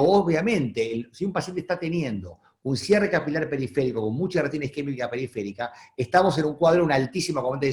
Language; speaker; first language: Spanish; native; Spanish